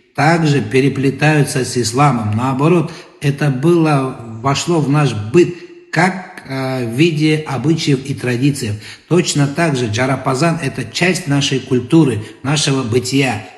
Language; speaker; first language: Russian; non-native, local second language; Kazakh